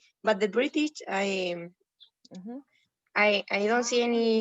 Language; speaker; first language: English; non-native, learner; Spanish